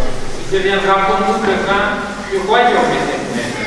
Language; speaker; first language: French; native; French